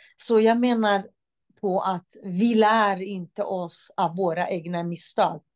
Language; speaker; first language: Swedish; non-native, fluent; Central Kurdish